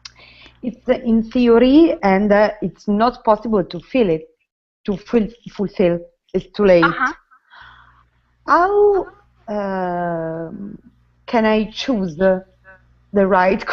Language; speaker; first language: English; non-native, learner; Italian